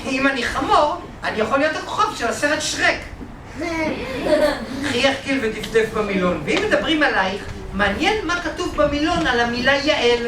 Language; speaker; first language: Hebrew; native; Hebrew